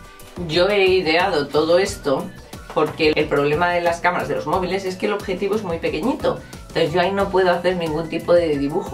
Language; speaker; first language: Spanish; native; Spanish